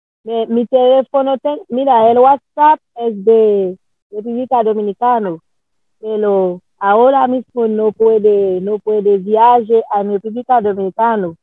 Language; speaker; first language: Spanish; non-native, learner; Haitian Creole